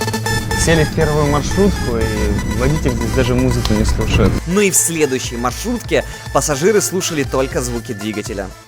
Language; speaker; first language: Russian; native; Russian